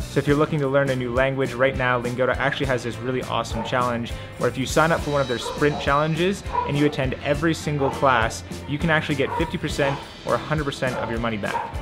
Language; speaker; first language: English; native; English